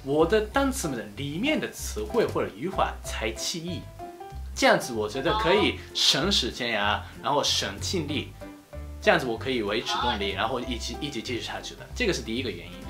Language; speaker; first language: Chinese; non-native, fluent; Japanese